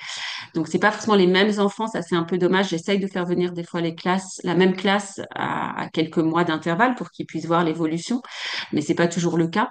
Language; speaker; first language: French; native; French